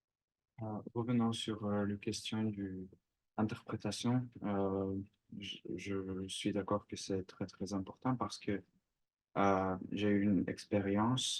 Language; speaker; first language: French; non-native, learner; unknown